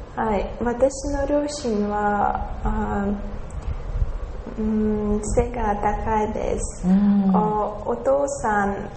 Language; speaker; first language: Japanese; non-native, learner; Russian